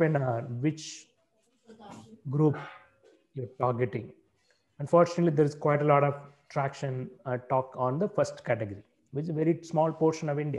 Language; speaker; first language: English; non-native, local second language; Tamil